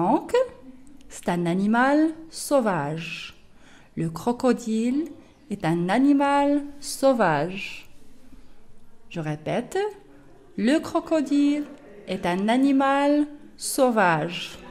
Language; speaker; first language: French; non-native, local second language; Arabic